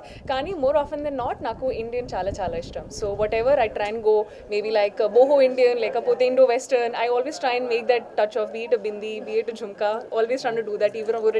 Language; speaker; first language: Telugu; non-native, local second language; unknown